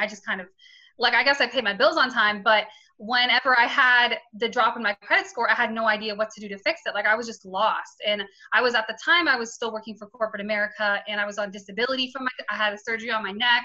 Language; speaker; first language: English; native; English